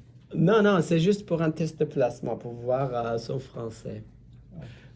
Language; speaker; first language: French; non-native, fluent; English